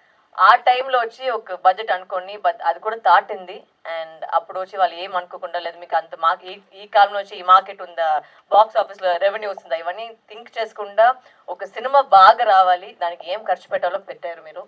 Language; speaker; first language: Telugu; non-native, local second language; Tamil